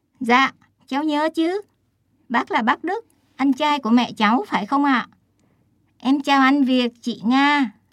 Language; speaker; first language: Vietnamese; early bilingual, heritage; Japanese